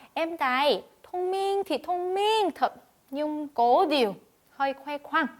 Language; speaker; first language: Vietnamese; non-native, fluent; Korean